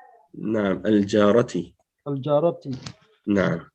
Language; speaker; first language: Arabic; non-native, fluent; French